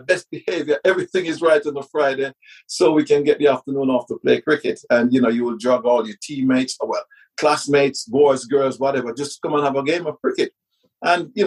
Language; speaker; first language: English; early bilingual, other home language; Jamaican Creole English